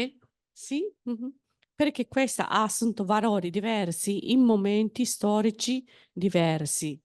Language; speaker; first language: Italian; non-native, fluent; Japanese